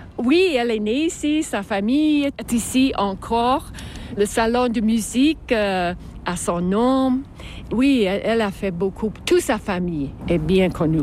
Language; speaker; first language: French; non-native, fluent; English